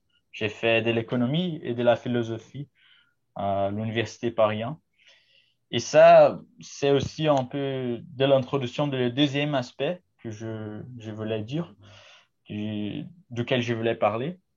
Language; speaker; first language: French; non-native, fluent; Portuguese